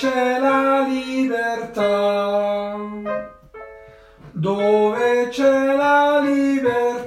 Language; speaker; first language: Italian; non-native, learner; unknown